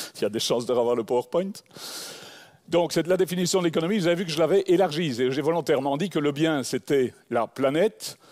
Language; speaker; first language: French; native; French